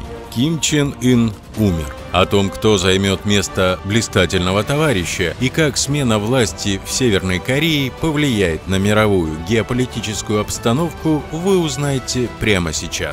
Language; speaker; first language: Russian; native; Russian